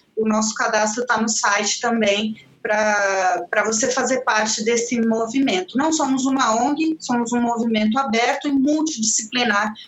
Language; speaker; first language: Portuguese; non-native, fluent; Spanish